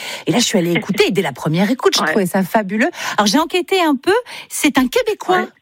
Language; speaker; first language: French; native; French